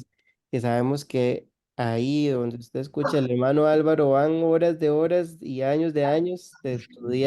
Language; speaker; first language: Spanish; native; Spanish